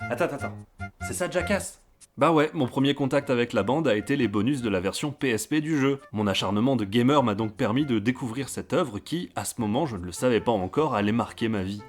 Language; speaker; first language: French; native; French